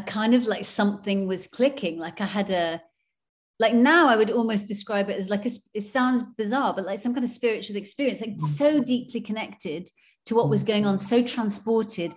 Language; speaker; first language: English; native; English